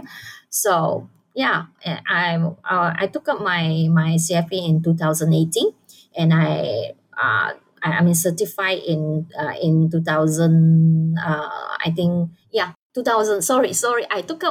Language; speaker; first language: English; non-native, local second language; Chinese